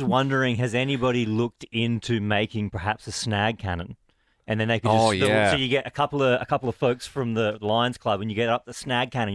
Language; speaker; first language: English; native; English